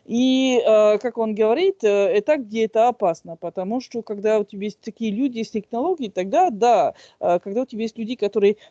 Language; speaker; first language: Russian; non-native, fluent; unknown